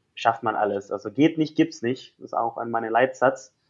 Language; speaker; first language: German; non-native, fluent; Indonesian